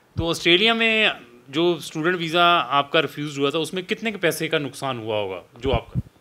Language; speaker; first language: Hindi; non-native, local second language; Punjabi